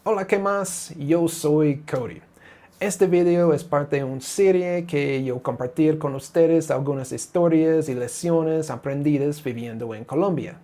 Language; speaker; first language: Spanish; non-native, learner; English